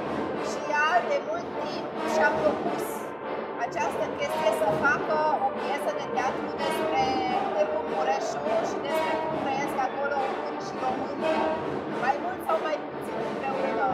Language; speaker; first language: Romanian; non-native, local second language; Hungarian